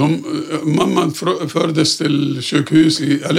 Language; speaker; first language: Swedish; non-native, fluent; Arabic